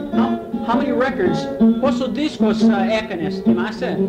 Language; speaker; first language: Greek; early bilingual, heritage; Greek